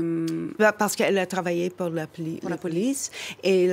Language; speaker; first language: French; non-native, fluent; English